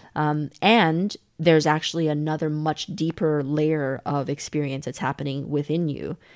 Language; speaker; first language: English; native; English